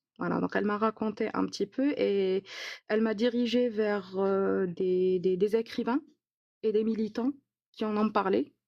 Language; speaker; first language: French; non-native, local second language; Arabic